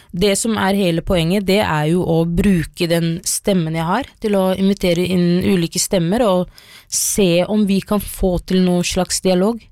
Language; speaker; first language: Norwegian; early bilingual, other home language; Somali